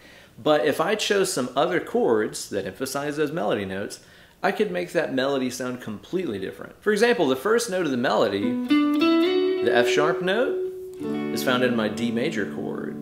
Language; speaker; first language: English; native; English